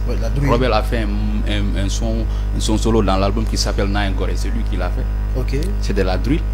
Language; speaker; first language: French; non-native, local second language; Fula